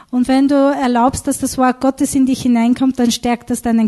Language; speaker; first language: German; native; German